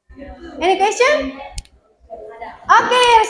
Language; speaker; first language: English; non-native, fluent; Indonesian